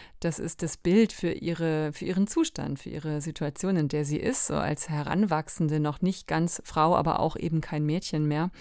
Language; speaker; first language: German; native; German